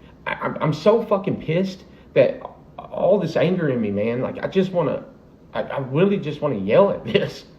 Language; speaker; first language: English; native; English